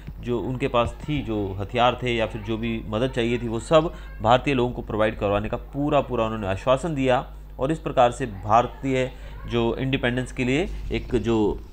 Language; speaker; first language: Hindi; non-native, local second language; Gujarati